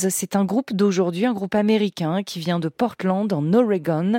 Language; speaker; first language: French; native; French